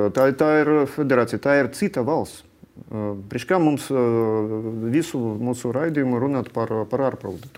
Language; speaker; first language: Latvian; non-native, local second language; Russian